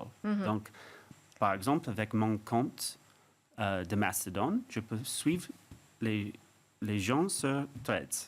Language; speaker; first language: French; non-native, fluent; English